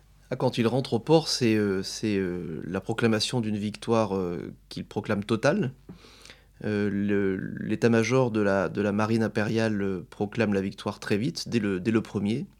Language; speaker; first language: French; native; French